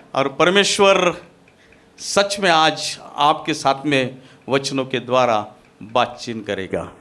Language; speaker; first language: Hindi; non-native, local second language; Marathi